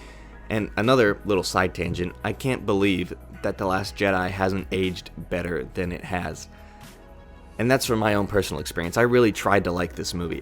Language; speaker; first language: English; native; English